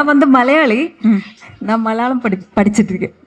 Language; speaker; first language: Tamil; non-native, learner; Malayalam